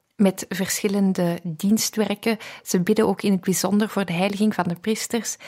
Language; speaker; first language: Dutch; native; Dutch